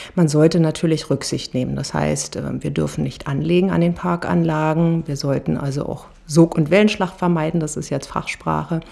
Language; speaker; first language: German; native; German